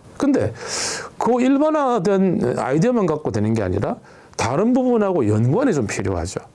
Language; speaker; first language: Korean; native; Korean